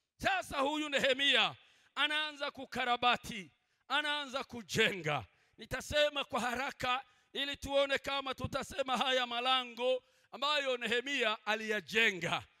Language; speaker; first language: Swahili; non-native, local second language; Kinyarwanda